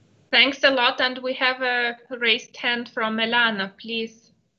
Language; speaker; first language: English; non-native, fluent; Lithuanian